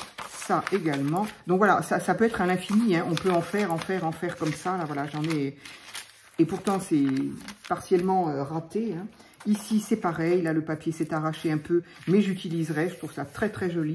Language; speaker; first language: French; native; French